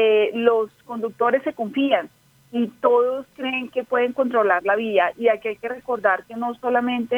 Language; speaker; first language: Spanish; native; Spanish